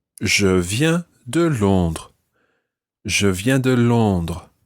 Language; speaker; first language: French; non-native, fluent; English